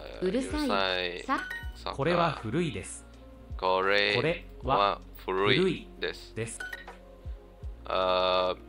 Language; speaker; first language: Japanese; non-native, learner; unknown